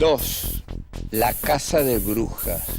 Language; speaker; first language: Spanish; native; Spanish